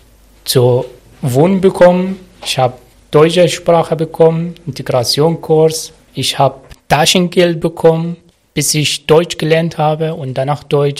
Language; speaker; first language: German; non-native, learner; Arabic